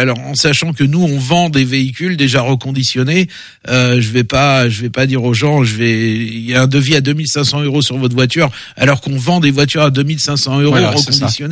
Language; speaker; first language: French; native; French